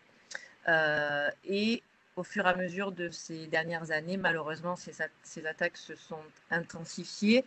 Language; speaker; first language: French; native; French